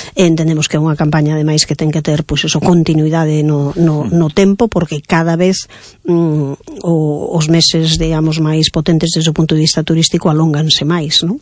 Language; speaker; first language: Galician; native; Galician